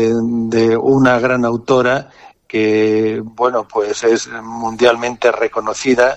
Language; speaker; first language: Spanish; native; Spanish